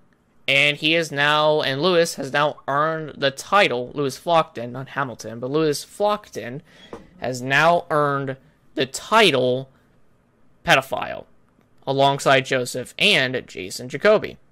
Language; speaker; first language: English; native; English